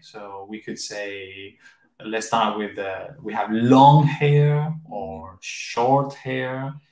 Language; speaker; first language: English; non-native, fluent; Spanish